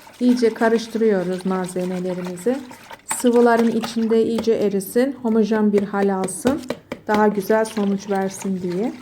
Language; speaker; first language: Turkish; native; Turkish